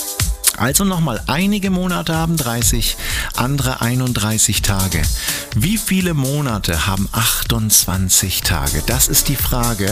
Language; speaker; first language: German; native; German